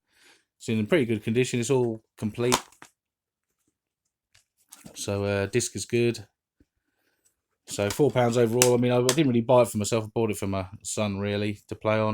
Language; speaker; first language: English; native; English